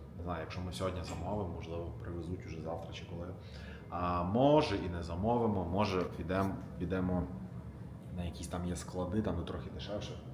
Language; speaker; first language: Ukrainian; non-native, local second language; Russian